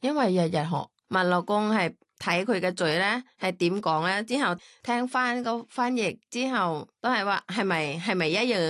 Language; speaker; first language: Cantonese; non-native, learner; Thai